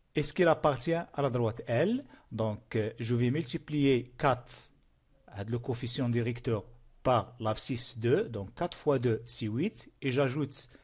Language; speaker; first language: French; non-native, local second language; Arabic